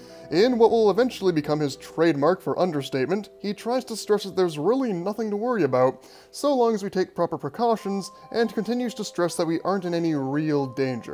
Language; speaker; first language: English; native; English